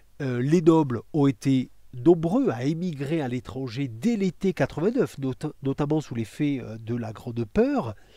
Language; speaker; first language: French; native; French